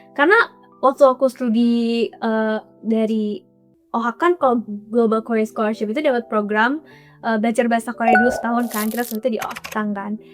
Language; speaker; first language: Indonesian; native; Indonesian